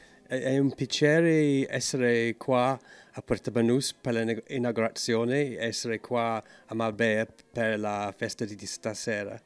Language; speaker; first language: Italian; non-native, fluent; English